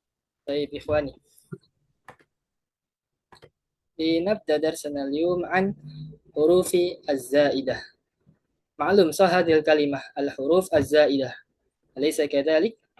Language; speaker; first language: Arabic; non-native, fluent; Indonesian